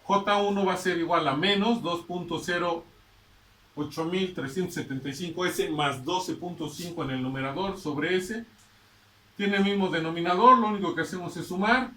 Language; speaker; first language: Spanish; native; Spanish